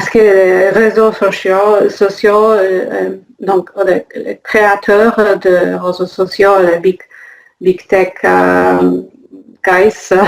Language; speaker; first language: French; non-native, learner; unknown